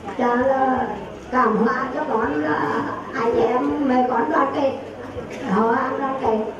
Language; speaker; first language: Vietnamese; native; Vietnamese